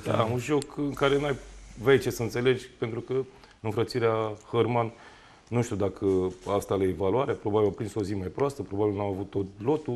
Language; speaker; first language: Romanian; native; Romanian